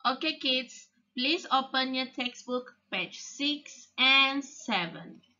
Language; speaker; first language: English; non-native, local second language; Malay